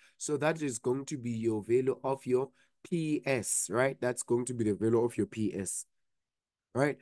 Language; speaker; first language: English; non-native, local second language; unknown